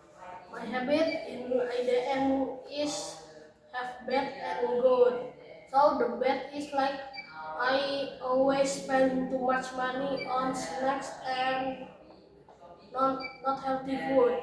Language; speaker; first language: English; non-native, learner; Indonesian